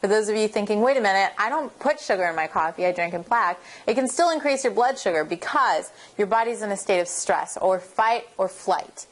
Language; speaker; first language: English; native; English